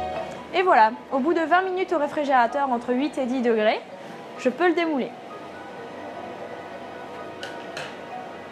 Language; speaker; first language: French; native; French